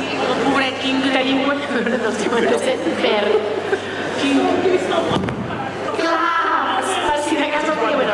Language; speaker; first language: Catalan; native; Catalan